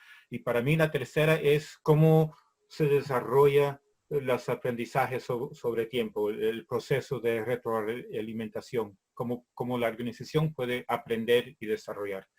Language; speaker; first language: Spanish; non-native, fluent; English